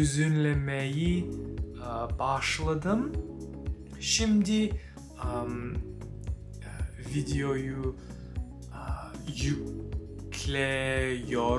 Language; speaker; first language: Turkish; non-native, learner; English